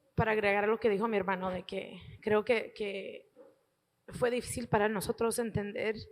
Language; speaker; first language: Spanish; early bilingual, heritage; Spanish